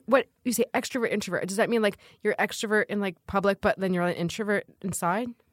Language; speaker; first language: English; native; English